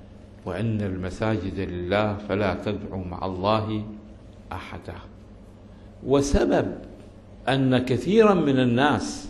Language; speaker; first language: Arabic; native; Arabic